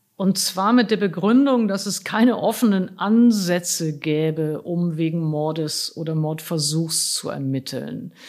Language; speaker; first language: German; native; German